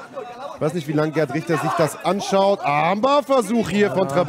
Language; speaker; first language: German; native; German